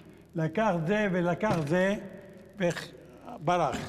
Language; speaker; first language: Hebrew; non-native, local second language; Arabic